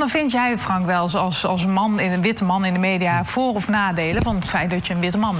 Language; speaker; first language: Dutch; native; Dutch